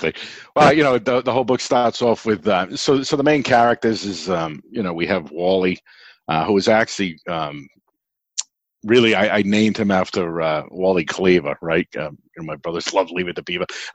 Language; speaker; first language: English; native; English